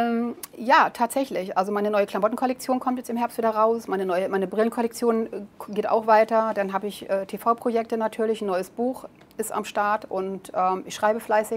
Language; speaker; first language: German; native; German